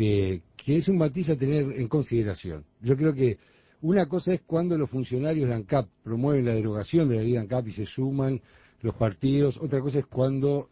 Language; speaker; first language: Spanish; native; Spanish